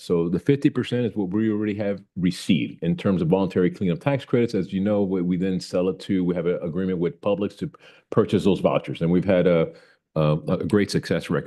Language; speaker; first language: English; native; English